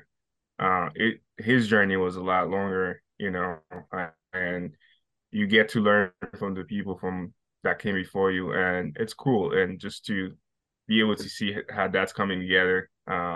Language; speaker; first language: English; non-native, fluent; Haitian Creole